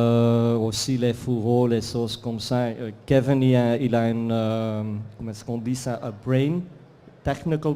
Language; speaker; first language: French; non-native, fluent; Dutch